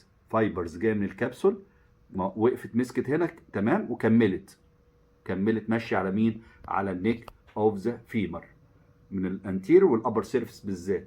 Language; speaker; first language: Arabic; native; Arabic